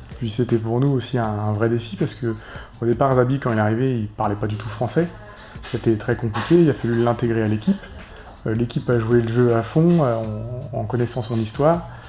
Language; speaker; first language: French; native; French